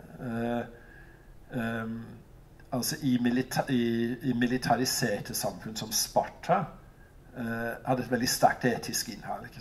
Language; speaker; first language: Norwegian; non-native, fluent; English